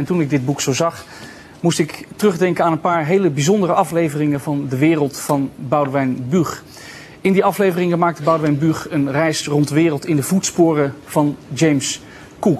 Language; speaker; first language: Dutch; native; Dutch